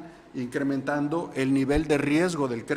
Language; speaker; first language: Spanish; native; Spanish